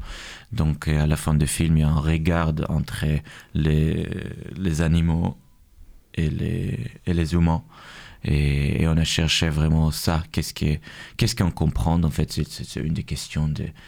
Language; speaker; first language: French; non-native, fluent; Hebrew